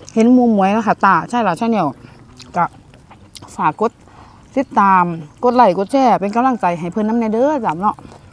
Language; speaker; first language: Thai; native; Thai